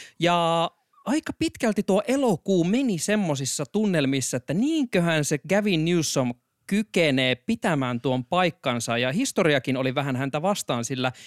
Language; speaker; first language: Finnish; native; Finnish